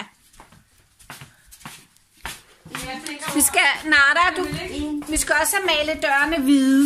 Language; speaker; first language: Danish; native; Danish